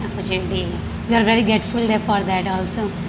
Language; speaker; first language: English; non-native, learner; Hindi